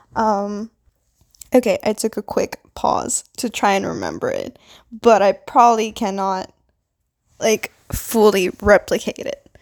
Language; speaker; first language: English; non-native, local second language; Filipino